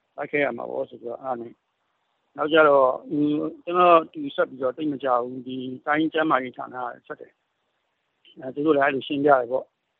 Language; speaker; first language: Burmese; native; Burmese